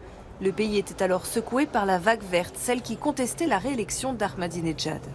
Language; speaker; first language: French; native; French